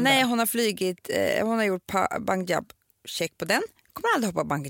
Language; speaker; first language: Swedish; native; Swedish